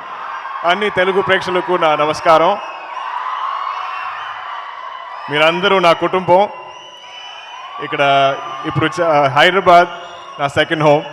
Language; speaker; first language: Telugu; non-native, learner; Malayalam